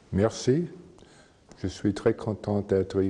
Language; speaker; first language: French; non-native, fluent; English